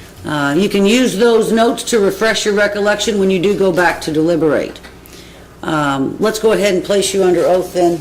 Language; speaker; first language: English; native; English